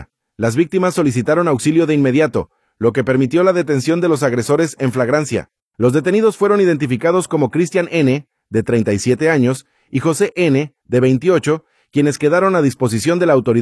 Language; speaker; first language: Spanish; native; Spanish